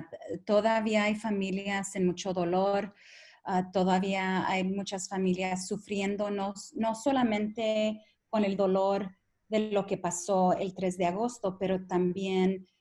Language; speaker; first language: Spanish; early bilingual, heritage; Spanish